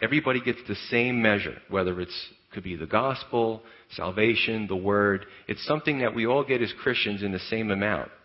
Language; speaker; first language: English; native; English